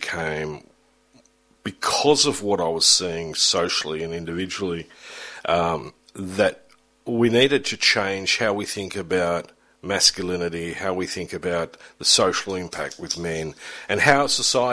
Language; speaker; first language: English; early bilingual, other home language; German